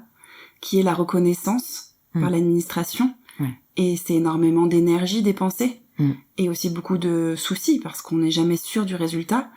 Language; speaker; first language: French; native; French